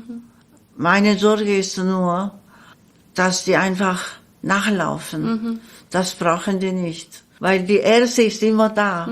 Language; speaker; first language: German; non-native, learner; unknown